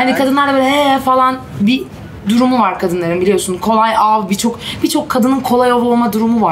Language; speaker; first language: Turkish; native; Turkish